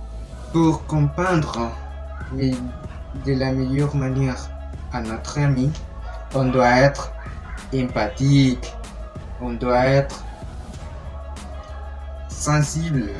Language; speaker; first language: French; non-native, learner; Spanish